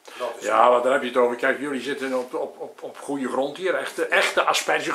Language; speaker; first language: Dutch; native; Dutch